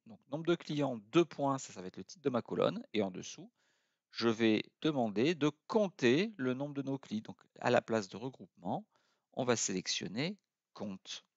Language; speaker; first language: French; native; French